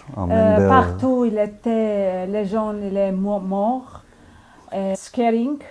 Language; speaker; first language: French; non-native, learner; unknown